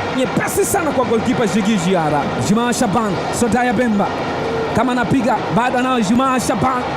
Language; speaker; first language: Swahili; native; Swahili